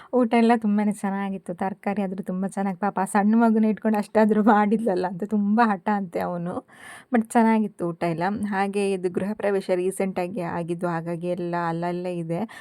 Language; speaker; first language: Kannada; native; Kannada